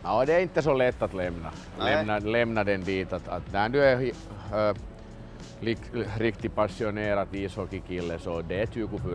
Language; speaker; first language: Swedish; non-native, fluent; Finnish